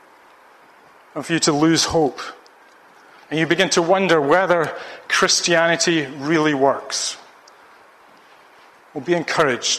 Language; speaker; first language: English; native; English